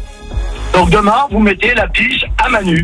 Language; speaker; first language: French; native; French